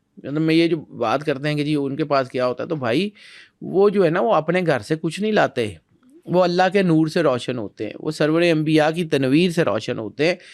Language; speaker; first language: Urdu; non-native, local second language; Punjabi